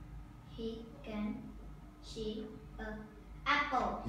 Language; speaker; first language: English; non-native, learner; Vietnamese